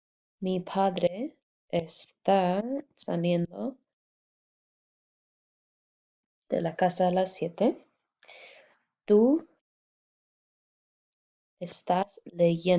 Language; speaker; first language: Spanish; non-native, fluent; English